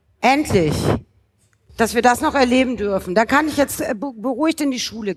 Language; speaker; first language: German; native; German